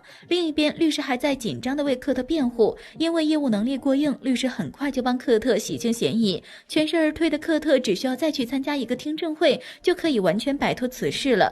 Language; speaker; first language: Chinese; native; Chinese